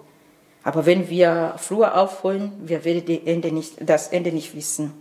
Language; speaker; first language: German; non-native, learner; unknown